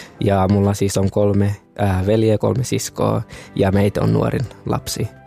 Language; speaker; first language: Finnish; early bilingual, other home language; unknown